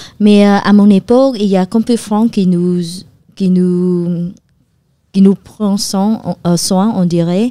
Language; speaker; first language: French; non-native, fluent; Khmer